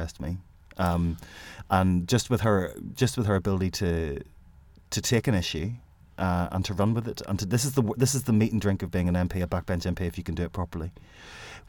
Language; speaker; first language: English; native; English